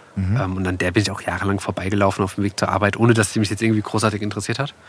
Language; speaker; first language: German; native; German